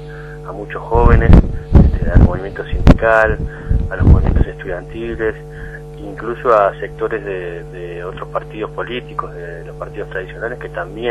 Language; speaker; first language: Spanish; native; Spanish